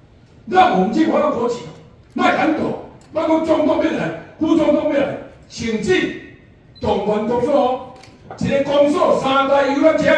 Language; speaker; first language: Chinese; non-native, local second language; Min Nan Chinese